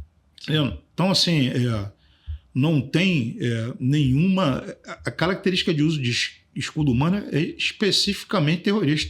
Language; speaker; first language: Portuguese; native; Portuguese